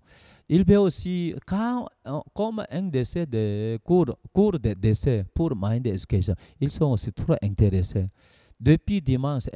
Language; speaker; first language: French; non-native, learner; Korean